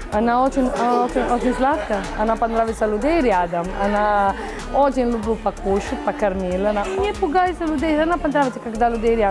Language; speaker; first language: Russian; non-native, learner; Italian